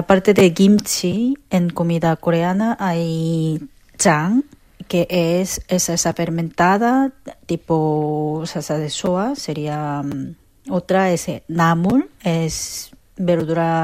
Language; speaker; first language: Spanish; non-native, fluent; Korean